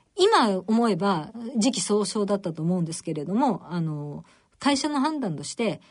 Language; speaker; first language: Japanese; native; Japanese